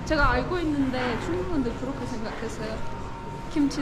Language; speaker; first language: Korean; non-native, learner; Persian